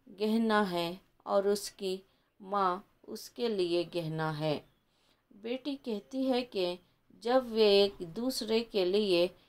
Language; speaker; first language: Hindi; non-native, local second language; Kannada